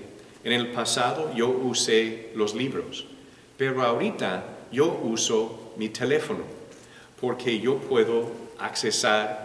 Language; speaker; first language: Spanish; non-native, learner; English